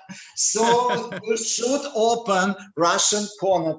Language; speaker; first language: English; non-native, learner; Russian